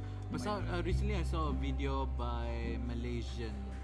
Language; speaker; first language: English; non-native, local second language; Malay